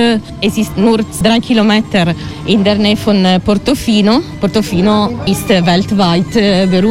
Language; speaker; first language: German; non-native, learner; Italian